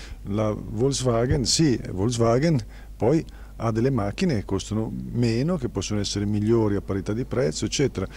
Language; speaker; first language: Italian; native; Italian